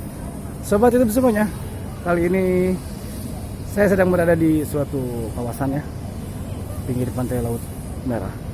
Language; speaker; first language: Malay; non-native, local second language; Sundanese